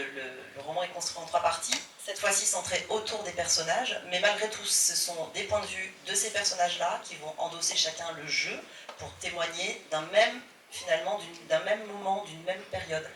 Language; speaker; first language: French; native; French